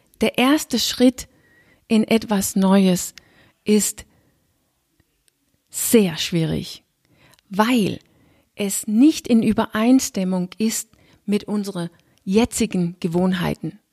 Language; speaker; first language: German; non-native, fluent; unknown